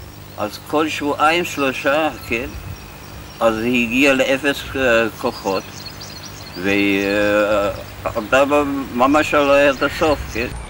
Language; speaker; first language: Hebrew; non-native, fluent; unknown